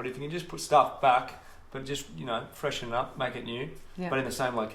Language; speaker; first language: English; native; English